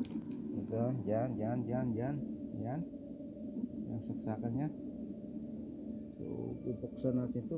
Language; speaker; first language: Filipino; non-native, local second language; Cebuano